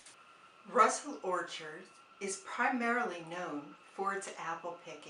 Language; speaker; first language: English; native; English